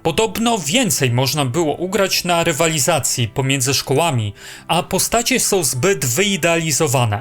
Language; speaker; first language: Polish; native; Polish